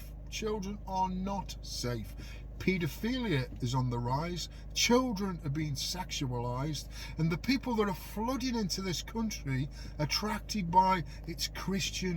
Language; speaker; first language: English; native; English